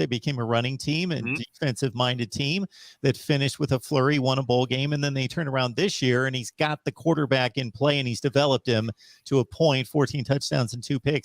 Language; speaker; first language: English; native; English